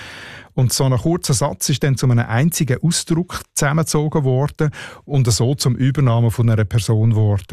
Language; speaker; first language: German; native; German